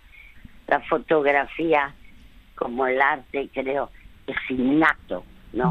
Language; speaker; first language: Spanish; early bilingual, other home language; French